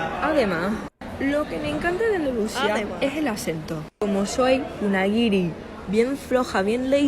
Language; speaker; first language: Spanish; non-native, fluent; English